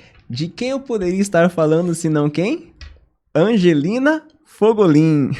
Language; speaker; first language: Portuguese; native; Portuguese